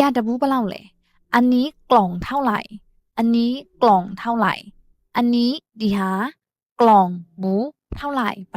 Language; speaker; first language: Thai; non-native, fluent; Burmese